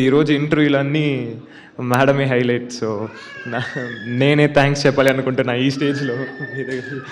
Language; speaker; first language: Telugu; non-native, learner; Tamil